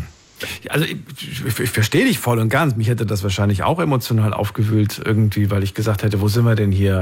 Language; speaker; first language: German; native; German